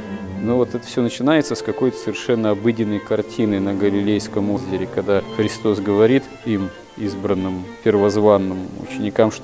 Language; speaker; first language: Russian; native; Russian